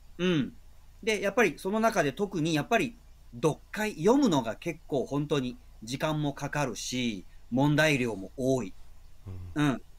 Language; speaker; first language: Japanese; native; Japanese